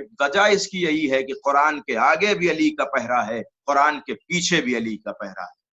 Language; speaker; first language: Urdu; native; Urdu